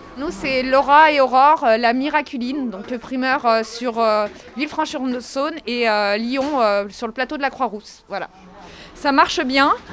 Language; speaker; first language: French; native; French